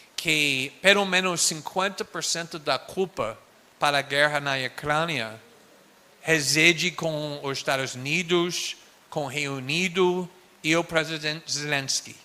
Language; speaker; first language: Portuguese; non-native, fluent; English